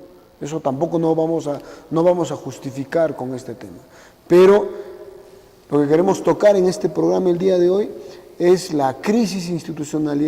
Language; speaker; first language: Spanish; native; Spanish